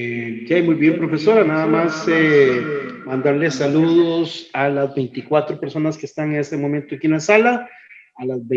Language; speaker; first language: Spanish; native; Spanish